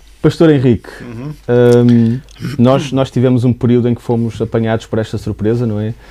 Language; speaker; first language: Portuguese; native; Portuguese